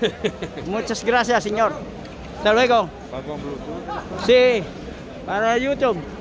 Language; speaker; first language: Spanish; non-native, learner; Filipino